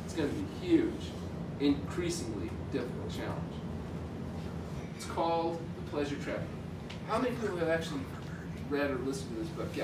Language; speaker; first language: English; native; English